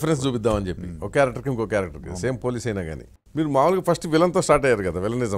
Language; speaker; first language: Telugu; native; Telugu